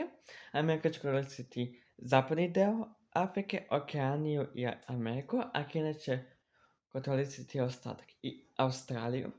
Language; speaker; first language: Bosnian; early bilingual, heritage; Serbian